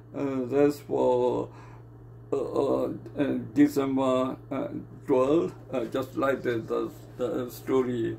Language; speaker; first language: English; non-native, learner; Burmese